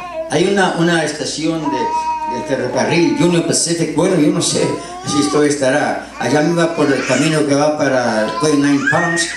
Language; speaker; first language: Spanish; native; Spanish